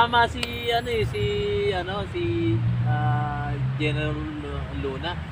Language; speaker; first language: Filipino; native; Filipino